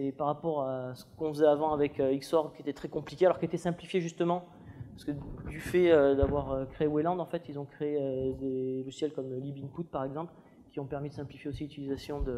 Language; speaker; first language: French; native; French